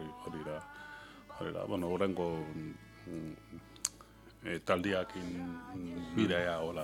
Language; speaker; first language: Basque; non-native, learner; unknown